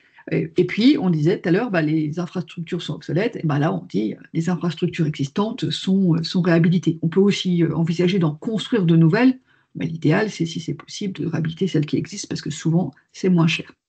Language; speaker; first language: French; native; French